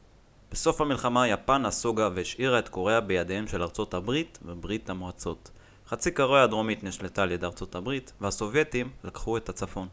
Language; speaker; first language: Hebrew; native; Hebrew